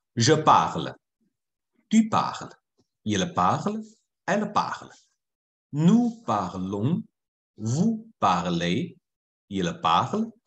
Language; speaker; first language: French; non-native, fluent; Chinese